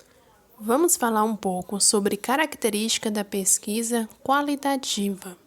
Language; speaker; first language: Portuguese; native; Portuguese